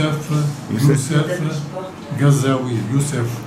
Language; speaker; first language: French; non-native, local second language; Arabic